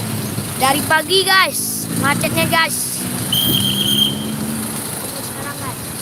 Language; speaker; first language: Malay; non-native, local second language; Minangkabau